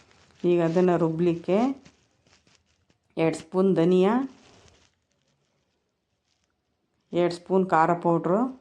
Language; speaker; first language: Kannada; native; Kannada